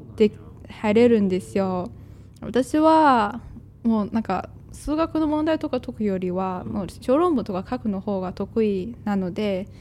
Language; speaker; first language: Japanese; non-native, fluent; Chinese